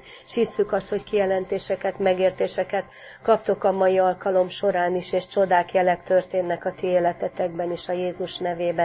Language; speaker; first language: Hungarian; native; Hungarian